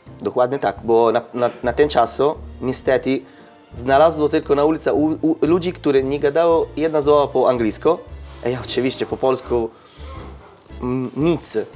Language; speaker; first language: Polish; non-native, learner; Italian